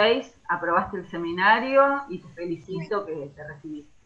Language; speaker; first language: Spanish; native; Spanish